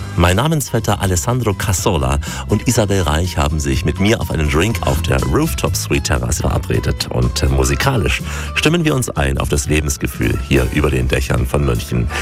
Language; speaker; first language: German; native; German